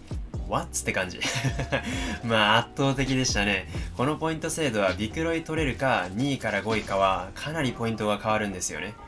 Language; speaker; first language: Japanese; native; Japanese